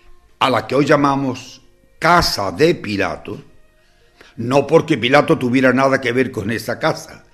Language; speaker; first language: Spanish; native; Spanish